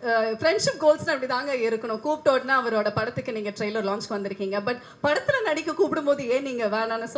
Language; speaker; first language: Tamil; native; Tamil